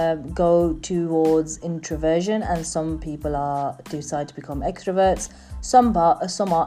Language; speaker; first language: English; native; English